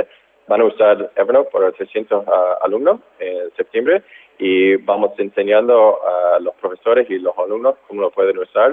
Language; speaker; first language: Spanish; non-native, fluent; English